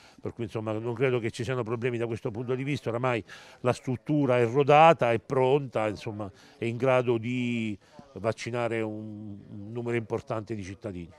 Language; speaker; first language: Italian; native; Italian